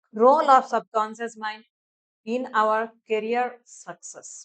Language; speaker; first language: English; non-native, local second language; Telugu